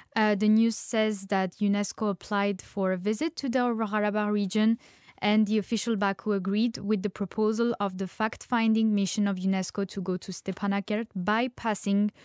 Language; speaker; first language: English; non-native, fluent; Armenian